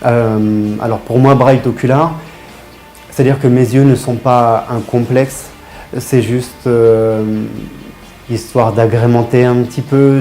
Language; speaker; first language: French; native; French